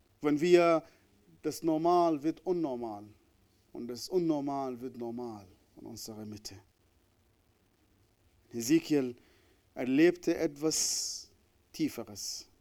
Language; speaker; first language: German; non-native, fluent; Arabic